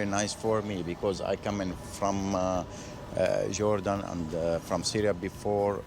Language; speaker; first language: English; non-native, learner; Arabic